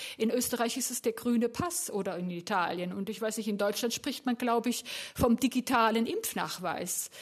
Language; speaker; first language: German; native; German